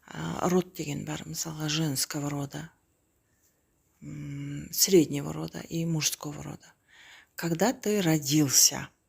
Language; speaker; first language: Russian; non-native, local second language; Kazakh